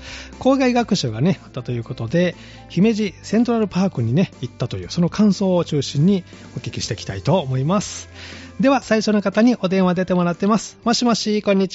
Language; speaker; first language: Japanese; native; Japanese